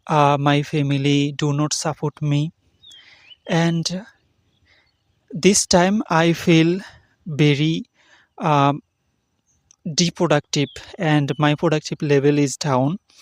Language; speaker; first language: English; non-native, learner; Bangla